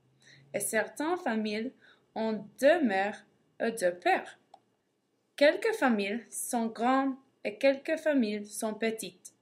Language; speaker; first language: French; non-native, learner; English